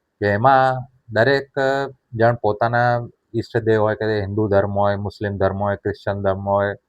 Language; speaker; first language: Gujarati; non-native, local second language; Sindhi